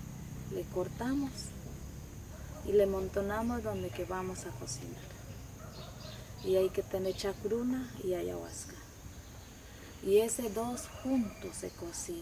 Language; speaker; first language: Spanish; non-native, local second language; Shipibo-Conibo